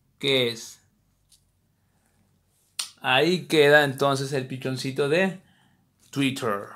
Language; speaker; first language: Spanish; native; Spanish